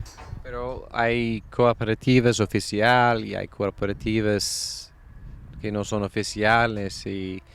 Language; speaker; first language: Spanish; non-native, fluent; English